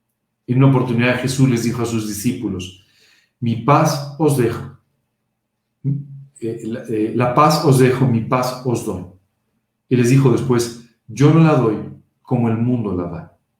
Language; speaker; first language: Spanish; native; Spanish